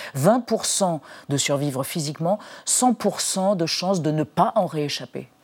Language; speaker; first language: French; native; French